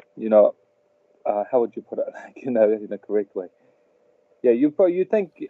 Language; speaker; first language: English; early bilingual, other home language; Telugu